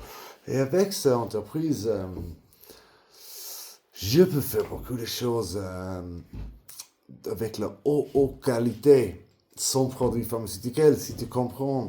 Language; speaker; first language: French; non-native, learner; English